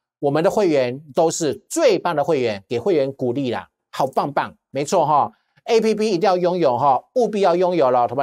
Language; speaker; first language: Chinese; native; Chinese